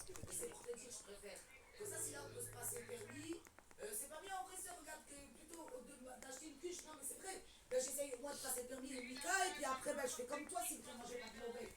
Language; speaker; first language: French; native; French